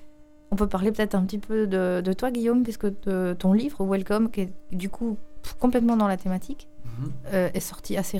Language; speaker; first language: French; native; French